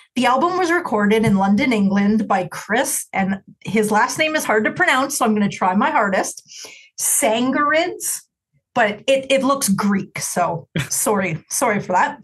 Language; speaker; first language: English; native; English